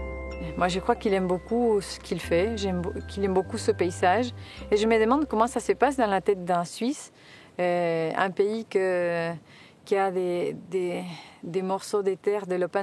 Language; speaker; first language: French; early bilingual, heritage; Spanish